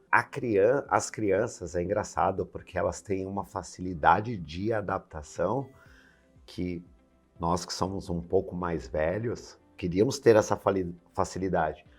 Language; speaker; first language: Portuguese; native; Portuguese